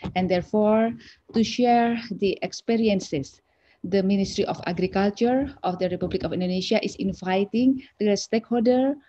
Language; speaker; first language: English; non-native, fluent; Indonesian